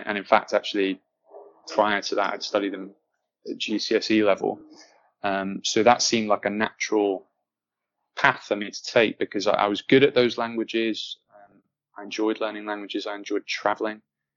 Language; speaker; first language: English; native; English